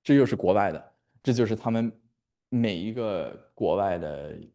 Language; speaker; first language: Chinese; early bilingual, heritage; Chinese